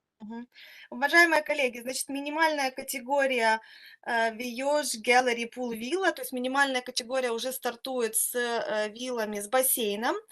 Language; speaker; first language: Russian; native; Russian